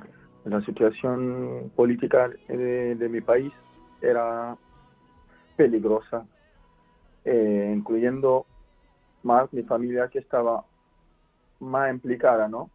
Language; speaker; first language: Spanish; non-native, fluent; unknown